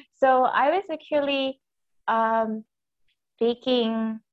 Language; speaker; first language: English; non-native, fluent; Indonesian